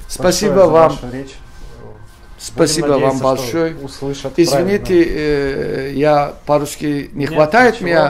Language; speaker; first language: Russian; non-native, learner; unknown